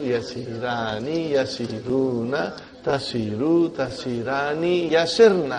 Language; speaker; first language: Arabic; non-native, fluent; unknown